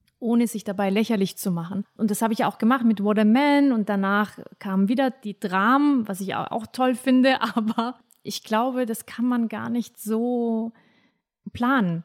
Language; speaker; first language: German; early bilingual, other home language; Turkish